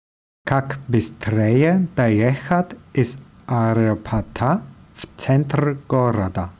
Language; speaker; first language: Russian; non-native, learner; German